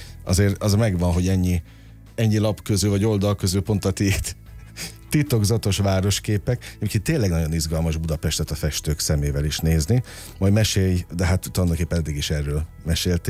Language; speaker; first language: Hungarian; native; Hungarian